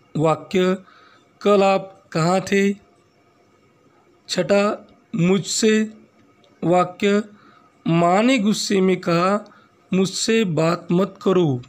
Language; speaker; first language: Hindi; non-native, local second language; Marathi